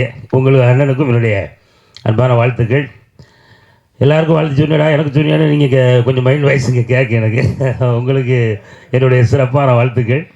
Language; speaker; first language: Tamil; native; Tamil